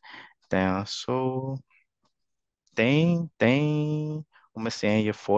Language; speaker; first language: Portuguese; non-native, fluent; English